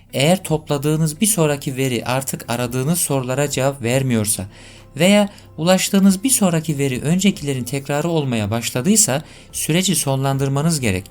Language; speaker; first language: Turkish; native; Turkish